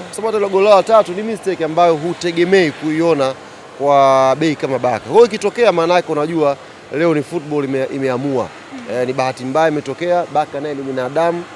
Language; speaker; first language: Swahili; native; Swahili